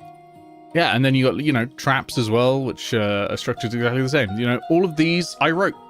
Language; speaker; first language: English; native; English